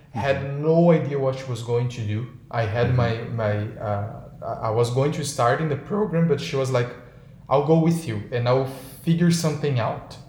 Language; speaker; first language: English; non-native, fluent; Portuguese